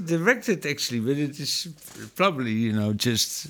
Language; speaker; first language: English; non-native, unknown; Dutch